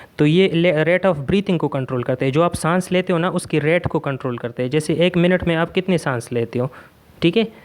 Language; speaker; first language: Urdu; non-native, local second language; Pashto